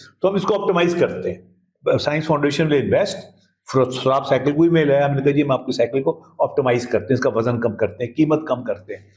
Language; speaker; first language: Urdu; native; Urdu